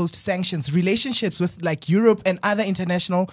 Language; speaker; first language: English; non-native, local second language; Southern Sotho